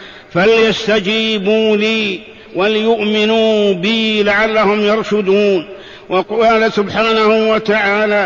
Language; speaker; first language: Arabic; native; Arabic